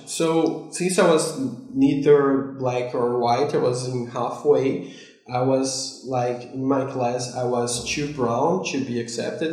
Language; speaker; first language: English; non-native, fluent; Portuguese